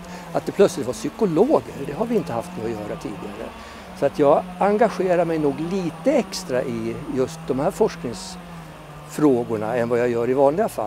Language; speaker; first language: Swedish; native; Swedish